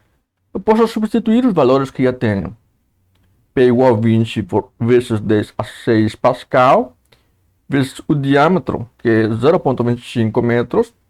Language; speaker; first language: Portuguese; native; Portuguese